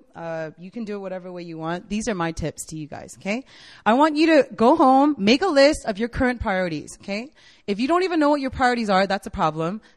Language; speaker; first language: English; native; English